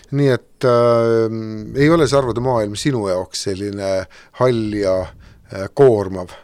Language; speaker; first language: Estonian; native; Estonian